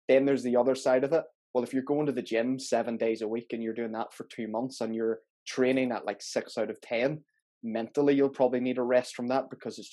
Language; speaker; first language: English; native; English